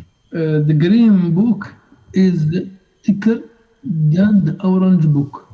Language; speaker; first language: English; non-native, learner; Arabic